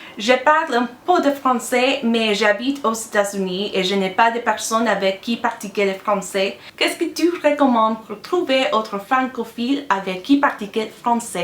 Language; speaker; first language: French; non-native, fluent; English